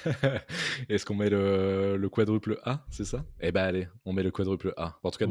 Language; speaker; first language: French; native; French